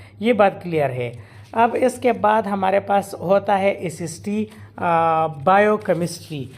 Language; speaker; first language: Urdu; non-native, local second language; Pashto